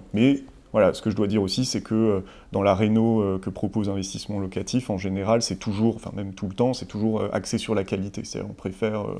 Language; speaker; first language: French; native; French